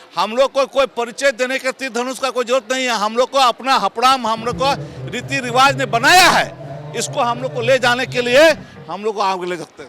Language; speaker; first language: Hindi; non-native, local second language; Santali